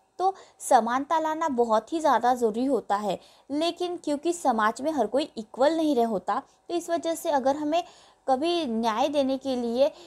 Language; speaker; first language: Hindi; non-native, local second language; Marathi